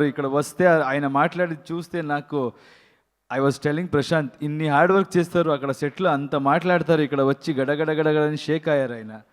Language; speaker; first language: Telugu; non-native, learner; Kannada